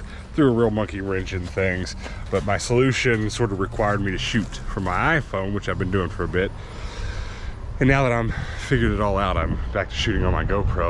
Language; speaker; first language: English; native; English